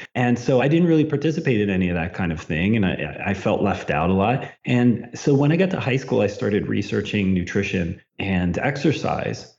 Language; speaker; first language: English; early bilingual, other home language; Italian